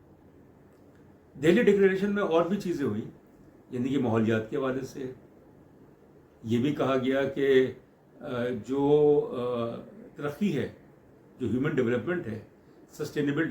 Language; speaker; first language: Urdu; native; Urdu